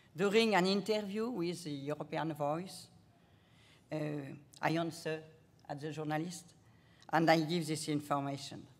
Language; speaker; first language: English; non-native, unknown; French